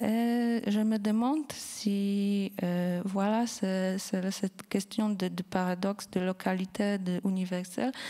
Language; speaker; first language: French; non-native, fluent; Polish